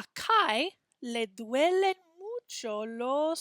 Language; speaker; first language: Spanish; non-native, fluent; English